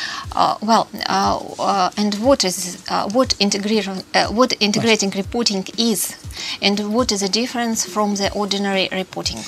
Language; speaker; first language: English; non-native, fluent; Russian